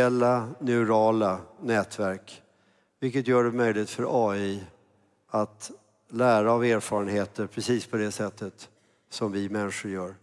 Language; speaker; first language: Swedish; native; Swedish